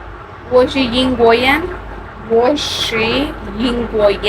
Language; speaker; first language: Chinese; non-native, learner; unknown